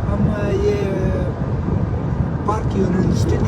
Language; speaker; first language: Hindi; non-native, learner; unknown